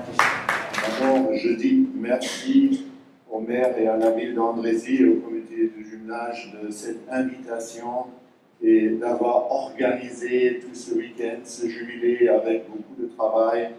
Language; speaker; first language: French; non-native, fluent; German